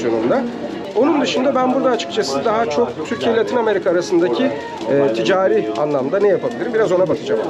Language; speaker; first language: Turkish; native; Turkish